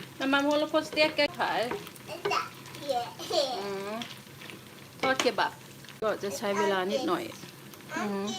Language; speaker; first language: Swedish; non-native, learner; Thai